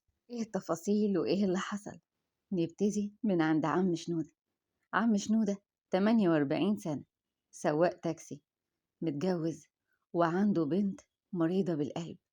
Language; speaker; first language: Arabic; native; Arabic